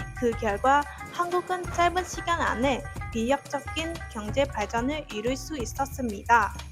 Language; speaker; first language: Korean; non-native, learner; Vietnamese